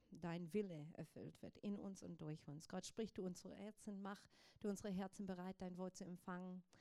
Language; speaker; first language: German; non-native, fluent; English